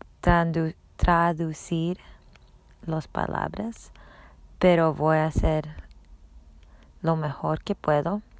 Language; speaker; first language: Spanish; non-native, learner; English